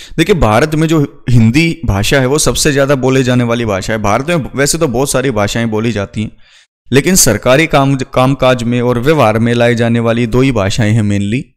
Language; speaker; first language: Hindi; native; Hindi